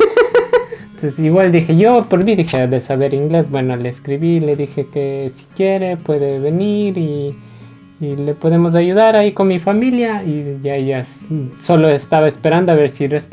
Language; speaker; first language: Spanish; native; Spanish